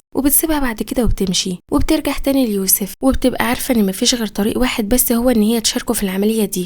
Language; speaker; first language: Arabic; native; Arabic